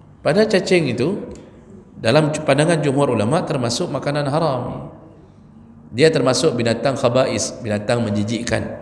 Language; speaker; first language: Malay; native; Malay